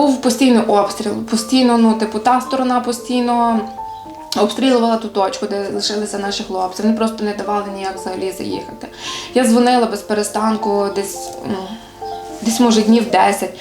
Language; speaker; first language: Ukrainian; native; Ukrainian